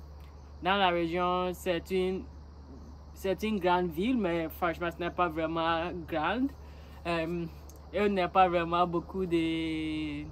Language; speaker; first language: French; non-native, learner; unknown